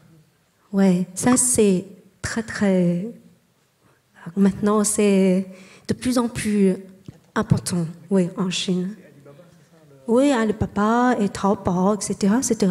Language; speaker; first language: French; non-native, learner; Chinese